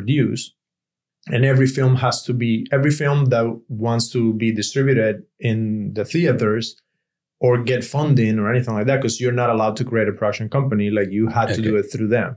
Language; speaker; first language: English; non-native, fluent; Spanish